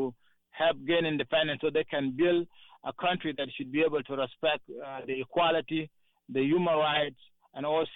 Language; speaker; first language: English; non-native, fluent; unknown